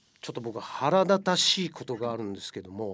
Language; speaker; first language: Japanese; native; Japanese